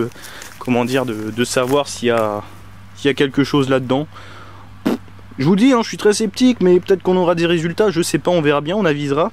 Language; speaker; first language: French; native; French